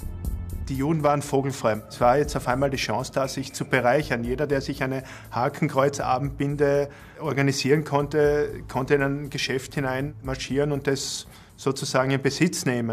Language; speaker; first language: German; native; German